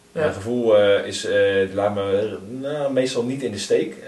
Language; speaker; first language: Dutch; native; Dutch